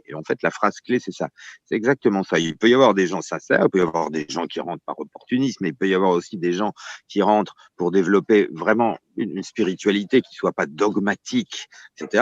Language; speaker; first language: French; native; French